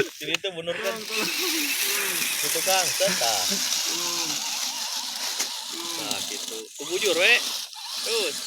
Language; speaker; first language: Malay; non-native, local second language; Sundanese